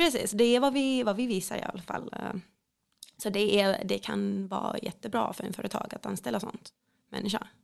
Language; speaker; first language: Swedish; non-native, fluent; Finnish